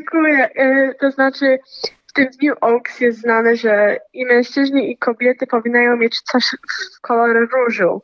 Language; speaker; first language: Polish; early bilingual, heritage; Polish